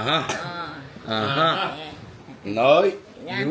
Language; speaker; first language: English; non-native, learner; French